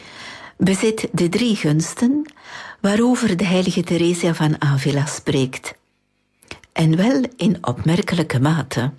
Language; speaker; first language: Dutch; native; Dutch